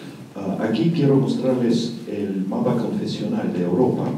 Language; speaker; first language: Spanish; non-native, fluent; Russian